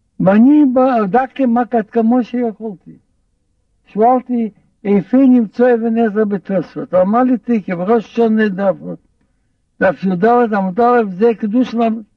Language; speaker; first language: Hebrew; non-native, fluent; Russian